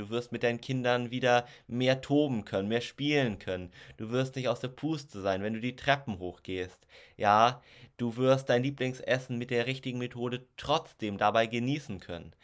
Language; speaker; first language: German; native; German